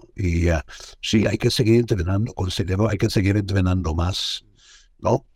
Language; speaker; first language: Spanish; non-native, fluent; Arabic